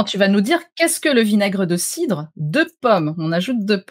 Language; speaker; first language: French; native; French